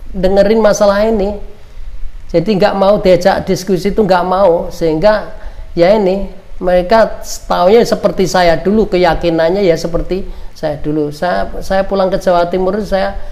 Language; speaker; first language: Indonesian; non-native, local second language; Javanese